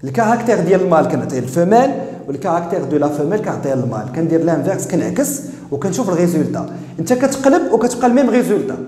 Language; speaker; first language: French; non-native, local second language; Arabic